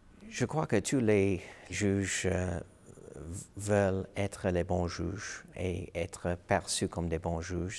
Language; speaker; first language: French; non-native, fluent; English